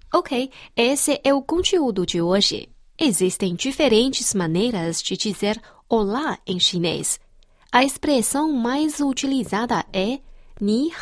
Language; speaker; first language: Portuguese; non-native, fluent; Chinese